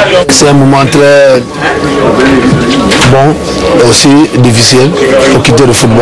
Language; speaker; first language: French; non-native, learner; English